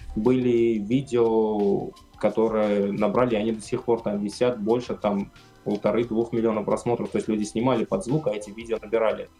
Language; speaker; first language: Russian; non-native, fluent; Kurdish